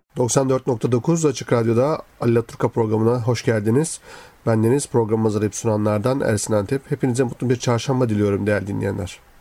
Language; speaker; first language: Turkish; native; Turkish